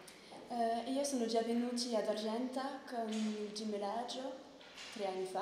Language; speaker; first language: Italian; non-native, learner; French